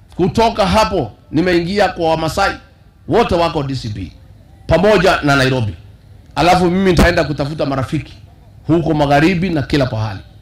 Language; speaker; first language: Swahili; non-native, local second language; Kikuyu